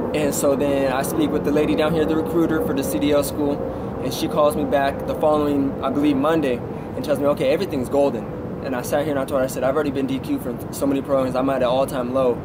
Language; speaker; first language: English; native; English